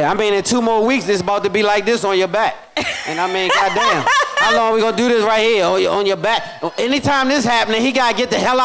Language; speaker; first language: English; native; English